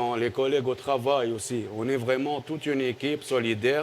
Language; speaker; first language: French; non-native, local second language; Arabic